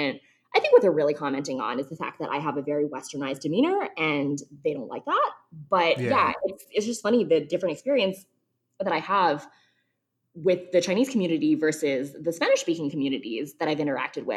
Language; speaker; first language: English; early bilingual, other home language; Chinese